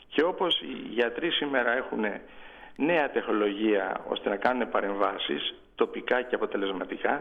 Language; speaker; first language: Greek; native; Greek